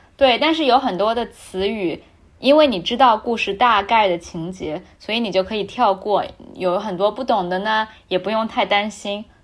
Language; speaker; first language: Chinese; native; Chinese